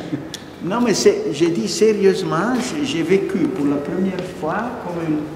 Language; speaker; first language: French; non-native, fluent; Italian